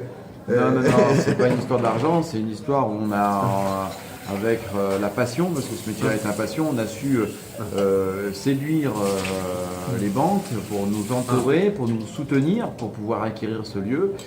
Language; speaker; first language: French; native; French